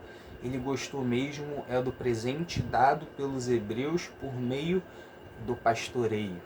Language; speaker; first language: Portuguese; native; Portuguese